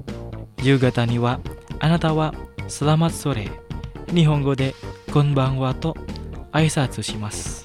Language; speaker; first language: Japanese; non-native, fluent; Indonesian